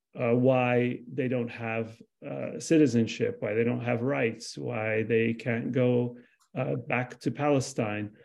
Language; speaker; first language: English; early bilingual, other home language; Arabic